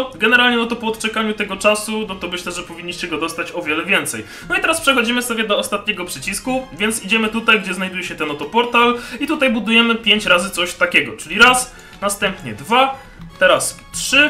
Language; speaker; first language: Polish; native; Polish